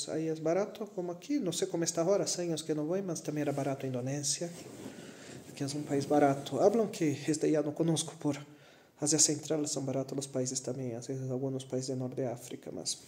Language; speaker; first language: Spanish; non-native, fluent; Portuguese